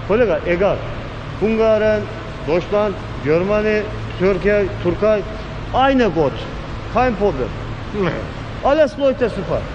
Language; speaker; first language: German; non-native, learner; Turkish